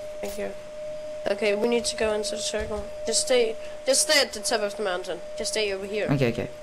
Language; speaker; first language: English; non-native, fluent; Danish